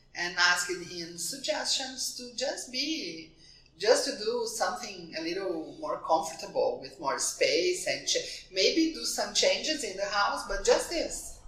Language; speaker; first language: English; non-native, fluent; Portuguese